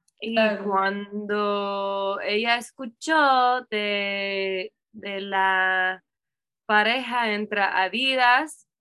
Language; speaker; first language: Spanish; non-native, learner; English